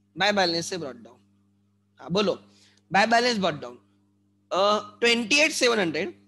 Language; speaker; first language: Hindi; non-native, local second language; Marathi